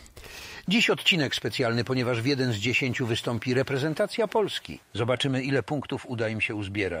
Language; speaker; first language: Polish; native; Polish